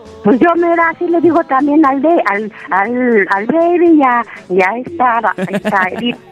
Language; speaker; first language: Spanish; native; Spanish